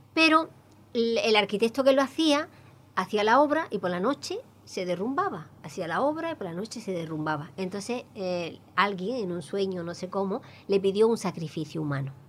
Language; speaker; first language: Spanish; native; Spanish